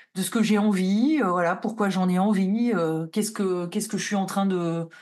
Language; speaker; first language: French; native; French